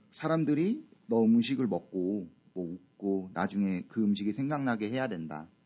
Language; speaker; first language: Korean; native; Korean